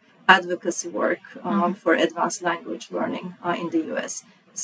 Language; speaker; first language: English; non-native, fluent; Turkish